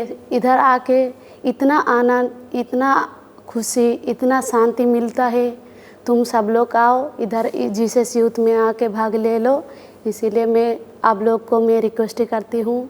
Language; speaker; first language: Hindi; non-native, local second language; Odia